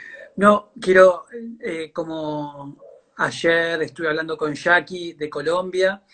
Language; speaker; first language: Spanish; native; Spanish